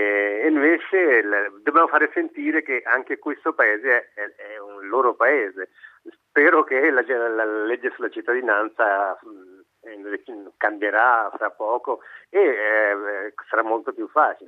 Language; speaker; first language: Italian; non-native, fluent; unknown